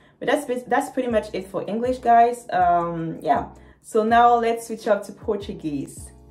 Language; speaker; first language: English; non-native, fluent; Lingala